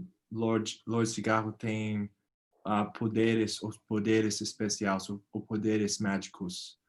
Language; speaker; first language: Portuguese; non-native, learner; English